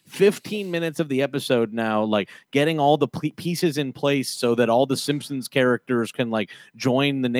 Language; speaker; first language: English; native; English